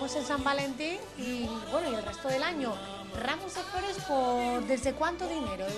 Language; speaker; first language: Spanish; native; Spanish